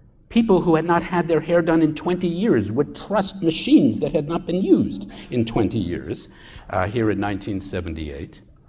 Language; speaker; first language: English; native; English